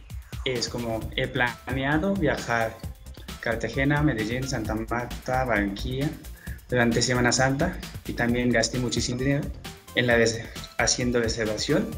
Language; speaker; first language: Spanish; non-native, fluent; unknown